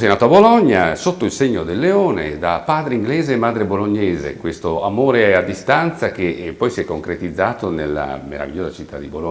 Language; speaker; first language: Italian; native; Italian